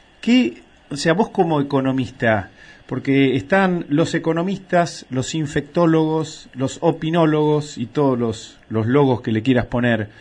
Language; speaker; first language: Spanish; native; Spanish